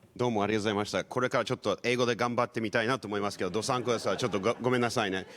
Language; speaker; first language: Japanese; non-native, fluent; English